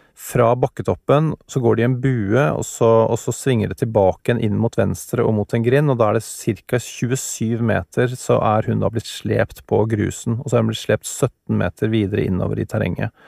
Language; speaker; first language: Norwegian; native; Norwegian